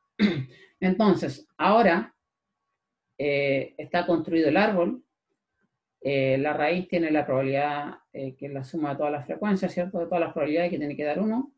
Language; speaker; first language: Spanish; native; Spanish